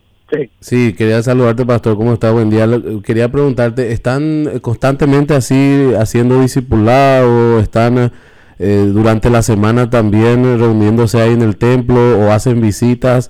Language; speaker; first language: Spanish; native; Spanish